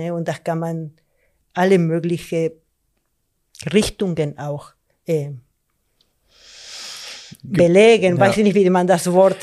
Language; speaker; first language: German; non-native, fluent; Spanish